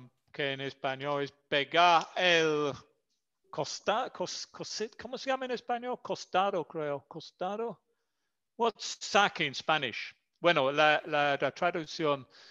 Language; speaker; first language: Spanish; non-native, fluent; English